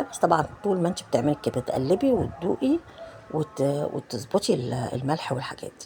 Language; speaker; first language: Arabic; native; Arabic